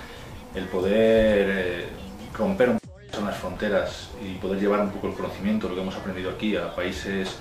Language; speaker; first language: Spanish; native; Spanish